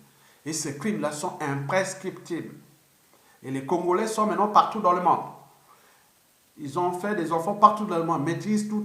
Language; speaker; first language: French; non-native, local second language; Lingala